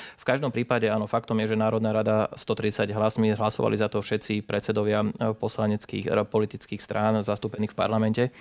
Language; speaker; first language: Slovak; native; Slovak